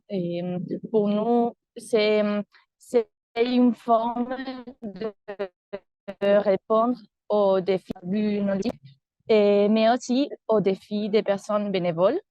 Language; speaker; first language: French; non-native, fluent; Spanish